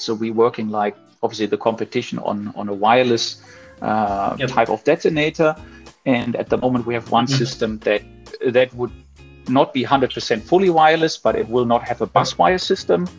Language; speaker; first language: English; non-native, fluent; German